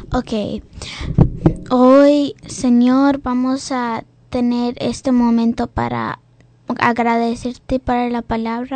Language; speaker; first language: Spanish; early bilingual, heritage; English